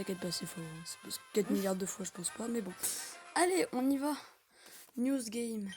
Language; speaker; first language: French; native; French